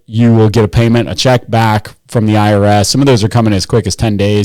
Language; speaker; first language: English; native; English